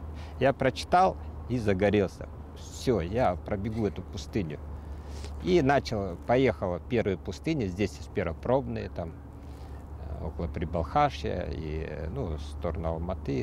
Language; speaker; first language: Russian; native; Russian